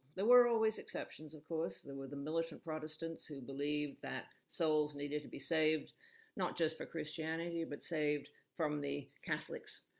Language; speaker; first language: English; native; English